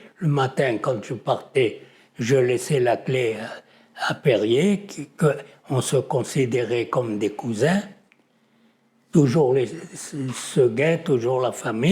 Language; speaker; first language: French; native; French